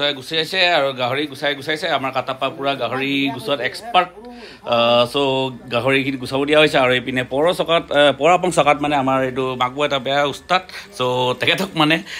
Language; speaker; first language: Assamese; non-native, local second language; Mising